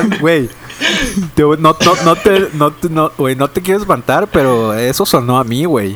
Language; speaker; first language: Spanish; native; Spanish